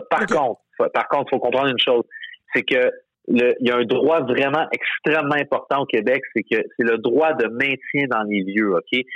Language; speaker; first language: French; native; French